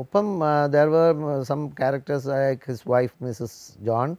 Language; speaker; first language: English; non-native, local second language; Malayalam